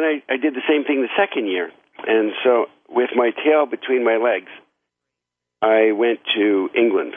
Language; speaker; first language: English; native; English